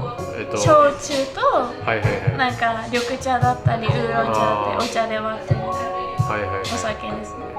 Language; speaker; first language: Japanese; native; Japanese